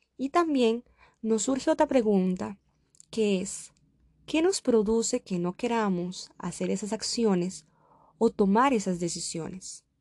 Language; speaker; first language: Spanish; native; Spanish